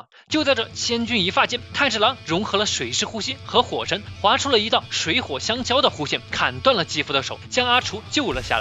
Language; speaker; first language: Chinese; native; Chinese